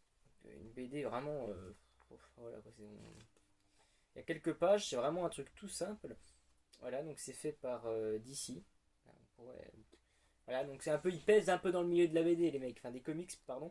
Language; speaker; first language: French; native; French